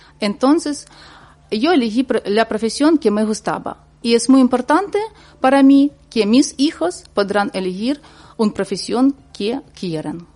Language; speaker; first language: Spanish; non-native, learner; Ukrainian